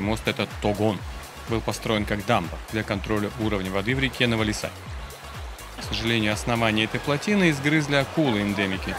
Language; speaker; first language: Russian; native; Russian